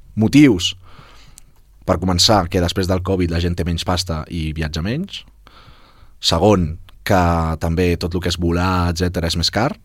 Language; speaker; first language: Catalan; native; Catalan